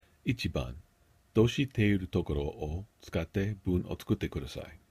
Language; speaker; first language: Japanese; non-native, learner; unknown